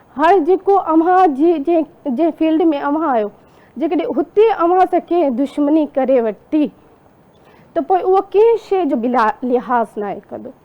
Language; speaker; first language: Sindhi; non-native, local second language; Urdu